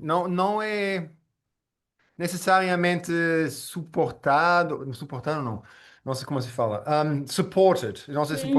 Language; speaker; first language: Portuguese; non-native, fluent; English